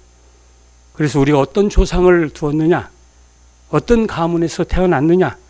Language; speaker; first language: Korean; native; Korean